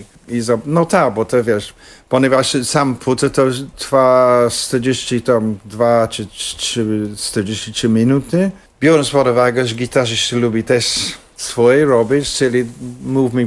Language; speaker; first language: Polish; non-native, fluent; English